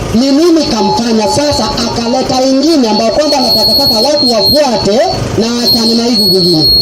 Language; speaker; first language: Swahili; non-native, local second language; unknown